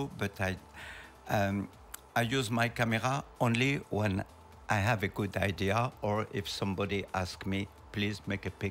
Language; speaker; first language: English; non-native, learner; French